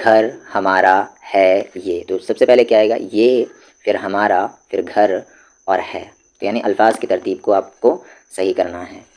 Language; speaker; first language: Urdu; native; Urdu